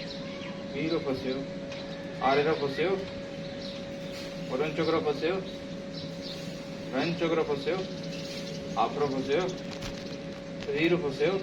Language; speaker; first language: Korean; non-native, learner; Urdu